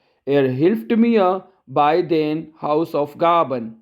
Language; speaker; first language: German; non-native, learner; Urdu